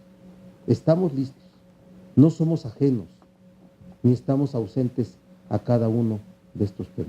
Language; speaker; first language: Spanish; native; Spanish